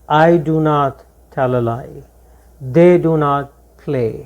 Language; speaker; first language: English; non-native, local second language; Urdu